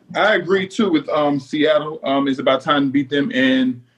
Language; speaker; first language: English; native; English